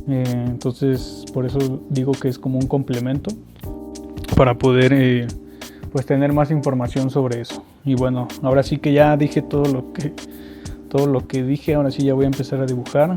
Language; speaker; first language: Spanish; native; Spanish